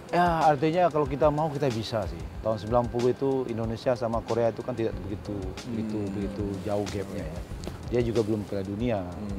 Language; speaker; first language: Indonesian; native; Indonesian